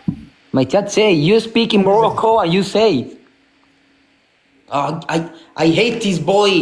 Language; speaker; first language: English; non-native, learner; Spanish